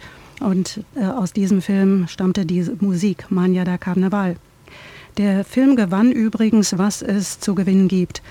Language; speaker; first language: German; native; German